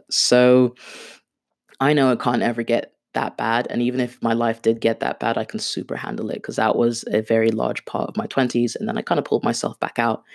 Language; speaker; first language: English; non-native, local second language; Swahili